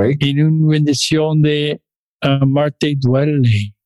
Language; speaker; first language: Spanish; non-native, fluent; English